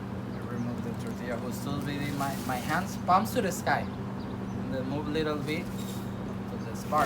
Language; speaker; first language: English; non-native, fluent; Spanish